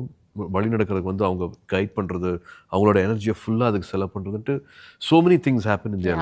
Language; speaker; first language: Tamil; native; Tamil